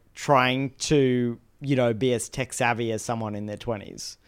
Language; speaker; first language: English; native; English